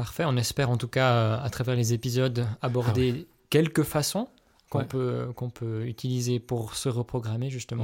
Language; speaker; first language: French; native; French